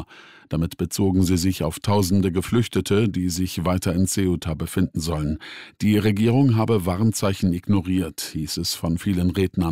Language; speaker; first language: German; native; German